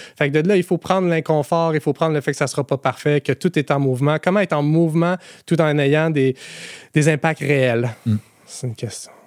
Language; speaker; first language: French; native; French